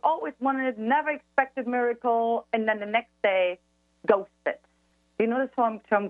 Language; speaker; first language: English; non-native, fluent; German